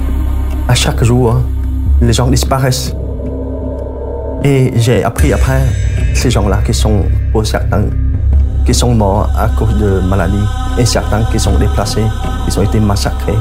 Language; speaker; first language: French; non-native, learner; Khmer